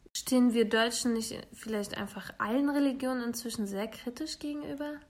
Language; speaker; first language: German; early bilingual, other home language; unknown